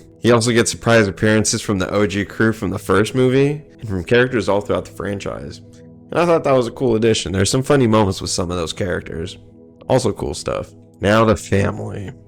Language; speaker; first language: English; native; English